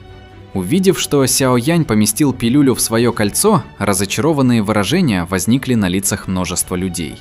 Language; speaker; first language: Russian; native; Russian